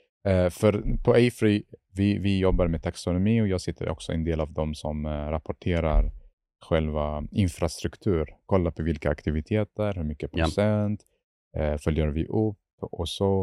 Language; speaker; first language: Swedish; non-native, fluent; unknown